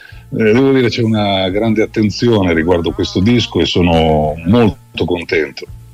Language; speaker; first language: Italian; native; Italian